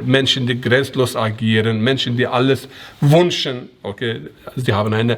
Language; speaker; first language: German; non-native, learner; Persian